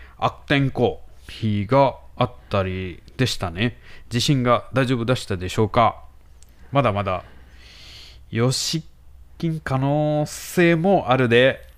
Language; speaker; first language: Japanese; non-native, learner; Bangla